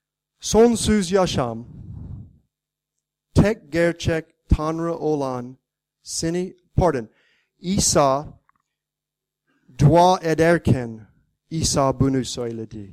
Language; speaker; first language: Turkish; non-native, fluent; English